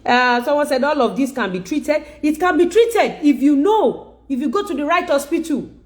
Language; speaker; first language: English; non-native, local second language; Yoruba